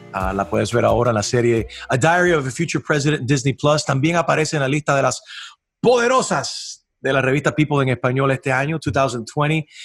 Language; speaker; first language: Spanish; early bilingual, heritage; Spanish